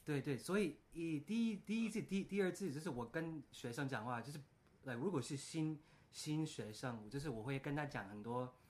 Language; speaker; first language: Chinese; early bilingual, heritage; Chinese